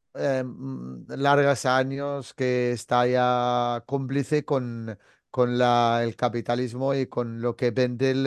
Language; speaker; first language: Spanish; non-native, fluent; Arabic